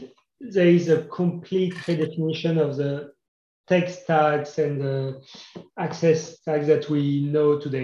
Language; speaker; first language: English; non-native, fluent; French